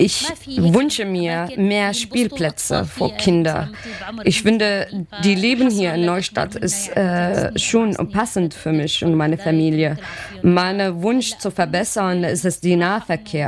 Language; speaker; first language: German; non-native, learner; Arabic